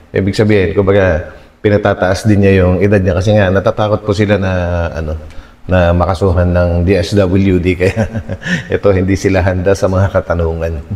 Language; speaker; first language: Filipino; non-native, local second language; Iloko